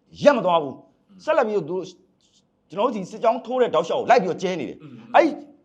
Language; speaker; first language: Burmese; native; Burmese